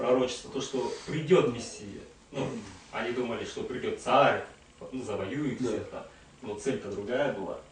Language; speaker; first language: Russian; native; Russian